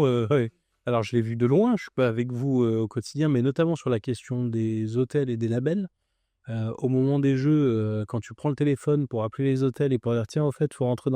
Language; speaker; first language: French; native; French